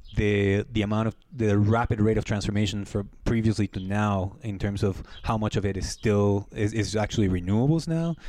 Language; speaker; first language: English; non-native, fluent; Spanish